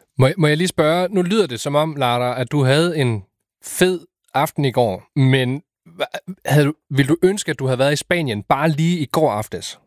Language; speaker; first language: Danish; native; Danish